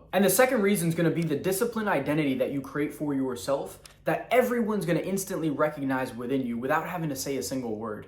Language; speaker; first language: English; native; English